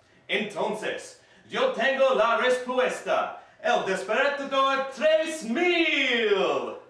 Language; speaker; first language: Spanish; non-native, learner; English